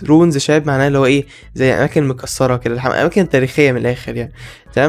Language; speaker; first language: Arabic; native; Arabic